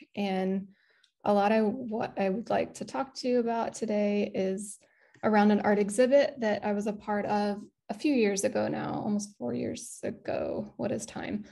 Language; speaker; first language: English; native; English